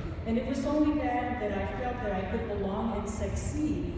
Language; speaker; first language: English; early bilingual, other home language; Spanish